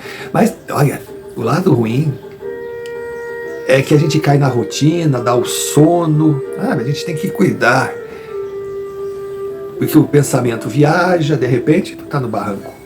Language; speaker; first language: Portuguese; native; Portuguese